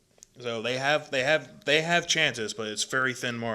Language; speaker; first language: English; native; English